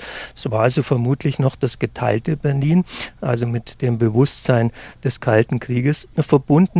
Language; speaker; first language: German; native; German